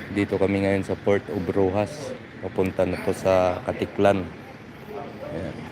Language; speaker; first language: Filipino; non-native, local second language; Hiligaynon